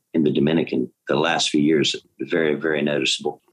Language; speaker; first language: English; native; English